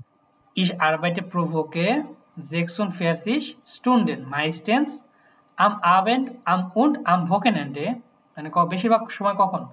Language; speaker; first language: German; non-native, fluent; Bangla